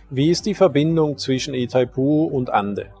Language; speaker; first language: German; native; German